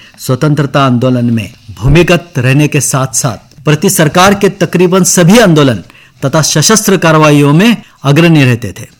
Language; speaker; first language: Hindi; non-native, local second language; Marathi